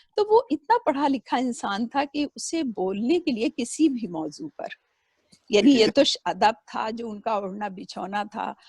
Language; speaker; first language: Urdu; native; Urdu